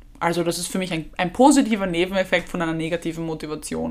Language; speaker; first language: German; native; German